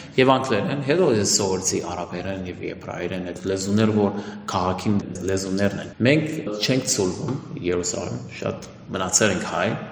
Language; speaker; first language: Armenian; early bilingual, heritage; Armenian